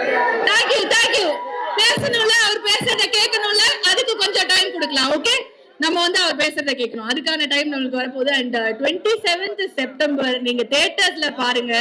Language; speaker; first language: Tamil; native; Tamil